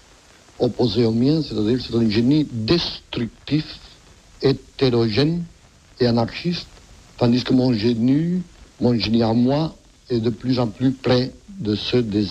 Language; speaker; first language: French; non-native, fluent; Catalan